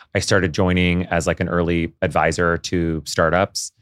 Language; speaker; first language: English; native; English